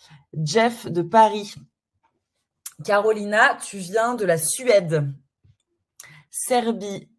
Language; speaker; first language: French; native; French